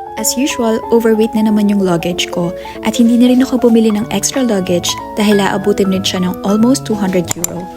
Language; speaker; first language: Filipino; native; Filipino